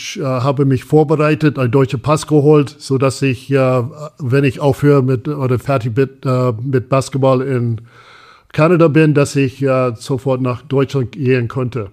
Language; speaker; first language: German; non-native, fluent; English